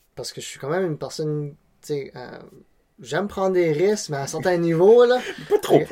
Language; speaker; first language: French; non-native, local second language; Cantonese